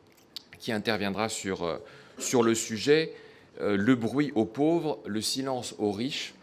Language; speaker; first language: French; native; French